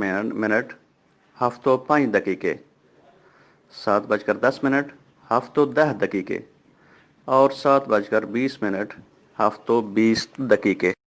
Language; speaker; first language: Persian; non-native, fluent; Urdu